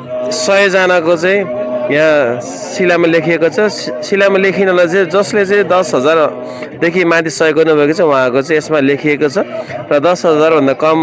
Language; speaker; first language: Nepali; non-native, local second language; Eastern Tamang